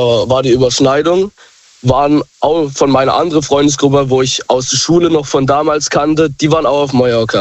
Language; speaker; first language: German; native; German